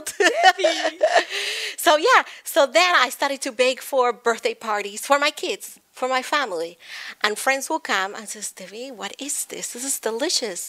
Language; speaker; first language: English; non-native, fluent; Spanish